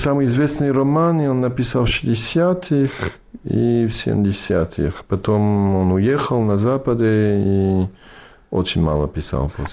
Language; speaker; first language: Russian; non-native, fluent; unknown